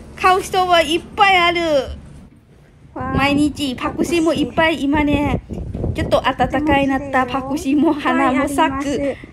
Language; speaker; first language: Japanese; non-native, learner; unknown